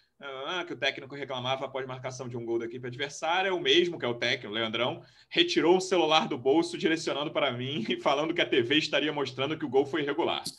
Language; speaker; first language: Portuguese; native; Portuguese